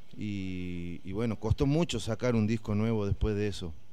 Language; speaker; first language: Spanish; native; Spanish